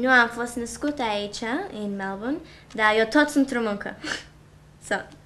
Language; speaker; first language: Romanian; early bilingual, heritage; Romanian